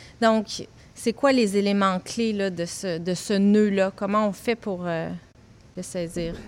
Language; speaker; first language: French; native; French